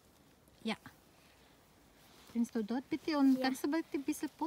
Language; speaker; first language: German; non-native, learner; Filipino